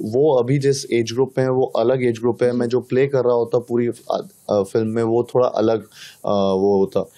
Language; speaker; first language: Hindi; native; Hindi